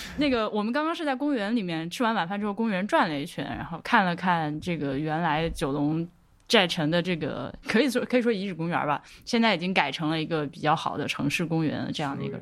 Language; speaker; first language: Chinese; native; Chinese